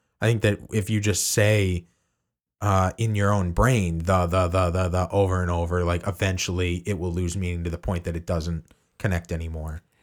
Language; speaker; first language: English; native; English